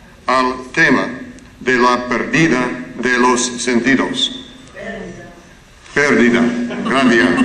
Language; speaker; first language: Spanish; non-native, learner; English